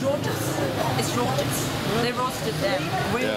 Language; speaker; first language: English; non-native, learner; Vietnamese